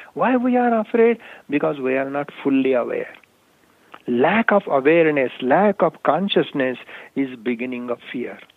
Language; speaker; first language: English; non-native, local second language; Marathi